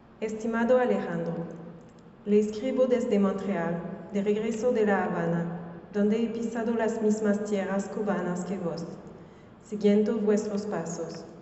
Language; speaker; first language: Spanish; non-native, learner; French